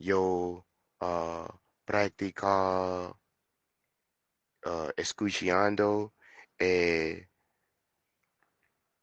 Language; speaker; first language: Spanish; non-native, learner; English